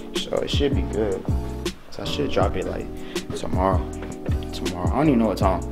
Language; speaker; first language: English; native; English